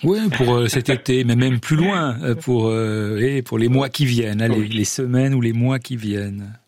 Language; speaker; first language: French; native; French